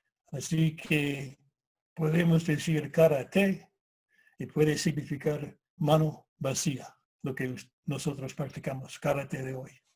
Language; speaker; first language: Spanish; non-native, fluent; English